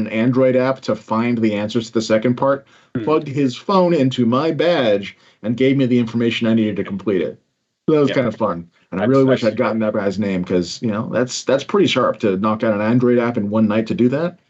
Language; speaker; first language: English; native; English